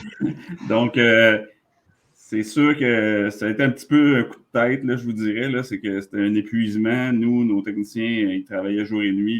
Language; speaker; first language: French; native; French